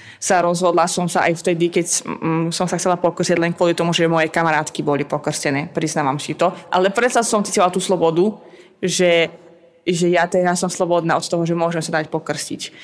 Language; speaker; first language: Slovak; non-native, fluent; Russian